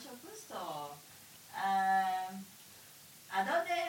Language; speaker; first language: Spanish; non-native, learner; Thai